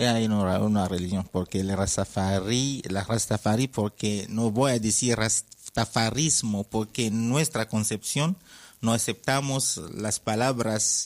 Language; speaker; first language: Spanish; non-native, fluent; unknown